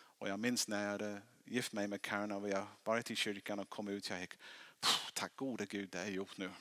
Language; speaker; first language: Swedish; non-native, fluent; English